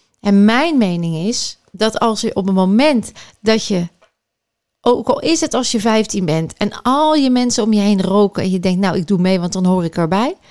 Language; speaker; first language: Dutch; native; Dutch